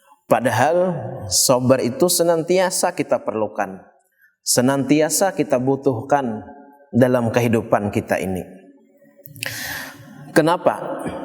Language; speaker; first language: Indonesian; non-native, local second language; Banjar